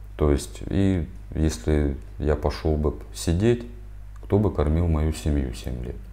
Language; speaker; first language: Russian; native; Russian